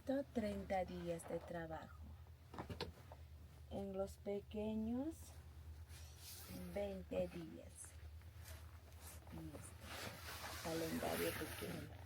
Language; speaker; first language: Spanish; non-native, local second language; Aymara